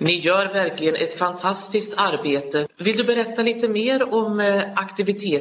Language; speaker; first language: Swedish; native; Swedish